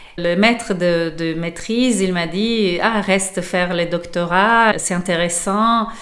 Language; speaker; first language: French; non-native, fluent; Italian